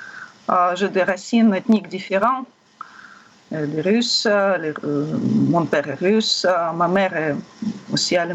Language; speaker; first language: French; non-native, learner; Russian